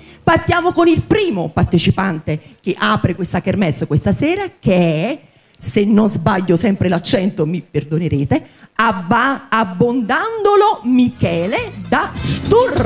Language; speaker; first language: Italian; native; Italian